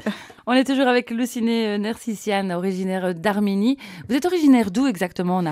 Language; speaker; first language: French; native; French